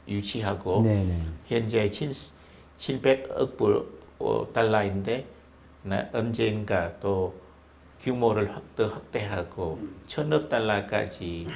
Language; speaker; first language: Korean; non-native, fluent; Vietnamese